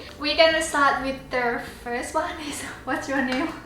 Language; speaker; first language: English; non-native, fluent; Thai